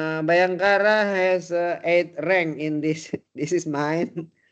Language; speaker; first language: English; non-native, learner; Indonesian